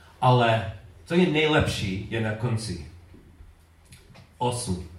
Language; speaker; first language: Czech; non-native, learner; English